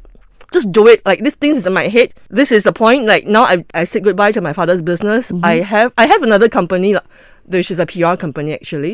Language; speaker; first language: English; non-native, local second language; Cantonese